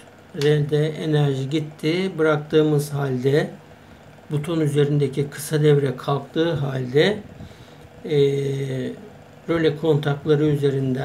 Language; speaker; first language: Turkish; native; Turkish